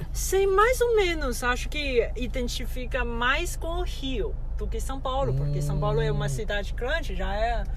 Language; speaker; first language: Portuguese; non-native, fluent; Chinese